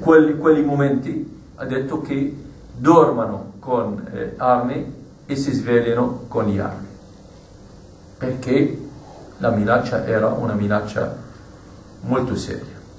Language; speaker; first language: Italian; non-native, fluent; Arabic